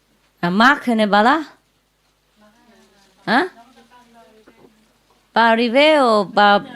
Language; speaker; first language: French; non-native, learner; Vietnamese